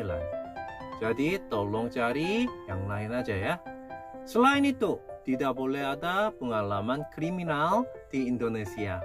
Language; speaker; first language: Indonesian; non-native, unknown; Korean